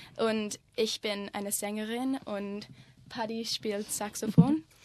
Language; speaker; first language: German; non-native, learner; English